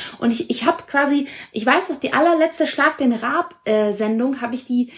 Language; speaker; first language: German; early bilingual, other home language; Italian